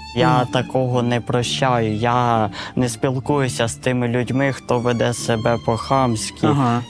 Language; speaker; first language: Ukrainian; native; Ukrainian